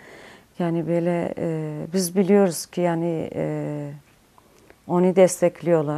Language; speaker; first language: Turkish; non-native, local second language; Kurdish